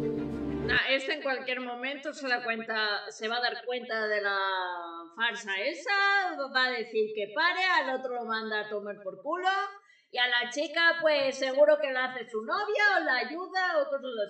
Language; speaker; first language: Spanish; native; Spanish